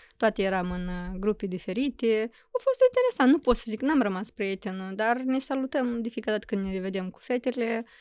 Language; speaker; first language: Romanian; native; Romanian